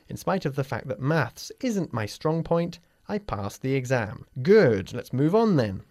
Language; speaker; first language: English; native; English